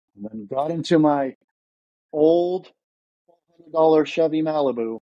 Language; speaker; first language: English; early bilingual, other home language; Russian